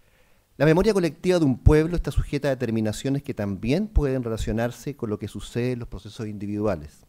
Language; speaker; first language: Spanish; native; Spanish